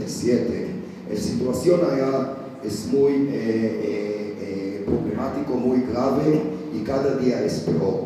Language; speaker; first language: Spanish; non-native, fluent; Hebrew